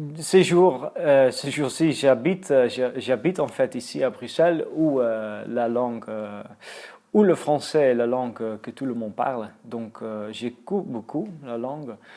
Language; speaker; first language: French; non-native, fluent; Dutch